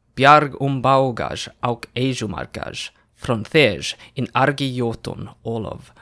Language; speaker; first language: English; non-native, fluent; Norwegian